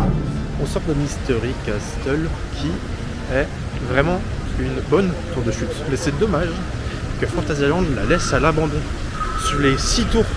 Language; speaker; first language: French; native; French